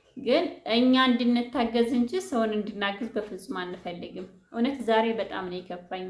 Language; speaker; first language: Amharic; native; Amharic